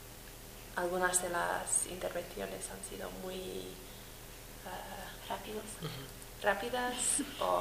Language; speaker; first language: Spanish; non-native, fluent; English